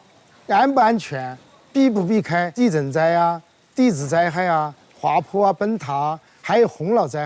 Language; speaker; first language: Chinese; native; Chinese